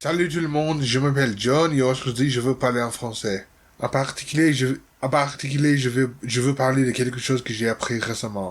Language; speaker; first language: French; non-native, learner; English